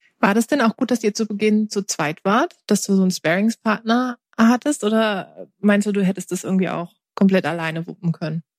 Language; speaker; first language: German; early bilingual, other home language; Turkish